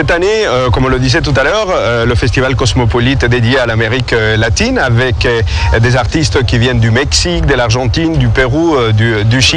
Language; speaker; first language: French; native; French